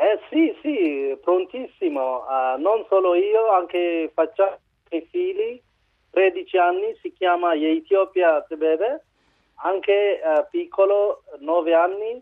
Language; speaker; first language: Italian; non-native, learner; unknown